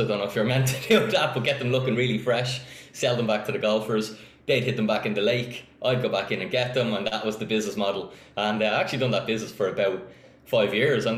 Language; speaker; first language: English; native; English